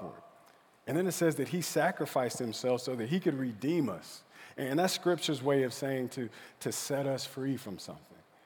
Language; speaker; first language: English; native; English